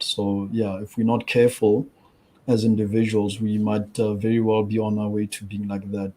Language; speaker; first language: English; non-native, local second language; Tswana